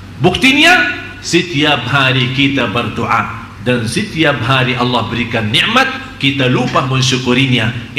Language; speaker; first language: Indonesian; non-native, fluent; Arabic